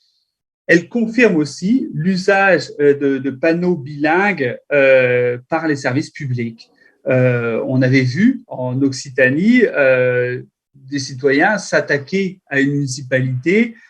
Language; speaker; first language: French; native; French